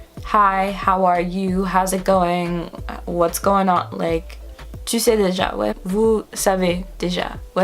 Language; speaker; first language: French; non-native, learner; English